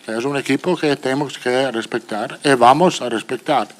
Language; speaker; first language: Portuguese; non-native, fluent; Italian